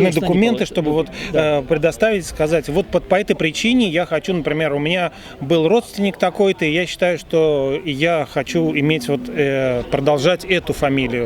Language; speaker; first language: Russian; native; Russian